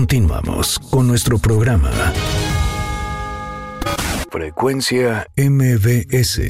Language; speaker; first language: Spanish; native; Spanish